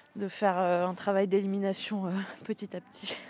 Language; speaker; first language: French; native; French